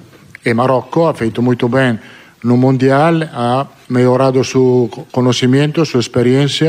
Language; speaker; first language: Portuguese; non-native, fluent; Italian